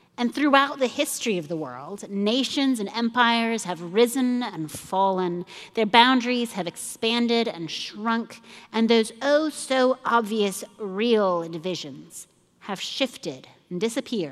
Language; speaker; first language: English; native; English